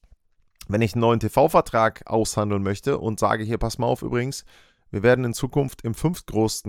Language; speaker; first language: German; native; German